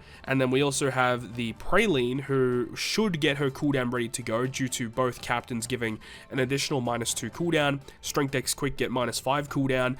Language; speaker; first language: English; native; English